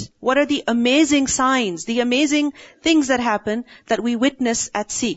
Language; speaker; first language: English; non-native, local second language; Urdu